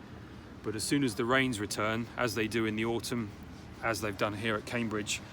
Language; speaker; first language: English; native; English